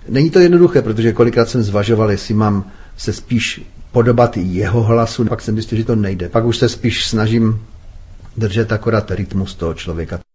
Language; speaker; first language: Czech; native; Czech